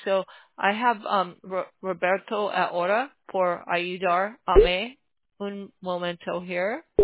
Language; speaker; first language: Spanish; non-native, learner; English